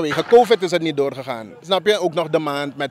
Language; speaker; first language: Dutch; native; Dutch